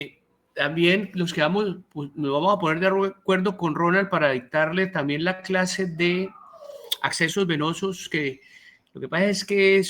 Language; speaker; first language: Spanish; native; Spanish